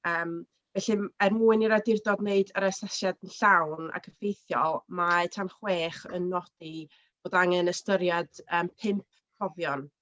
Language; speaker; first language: Welsh; native; Welsh